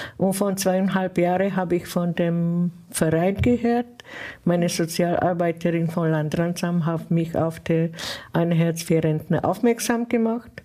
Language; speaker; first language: German; non-native, fluent; Czech